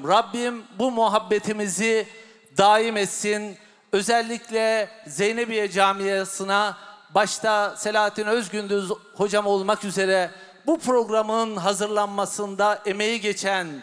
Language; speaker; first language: Turkish; native; Turkish